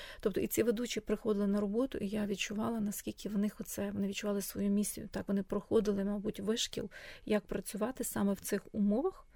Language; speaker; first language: Ukrainian; native; Ukrainian